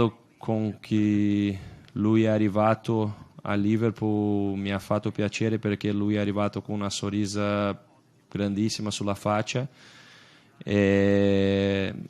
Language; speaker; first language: Italian; non-native, fluent; Portuguese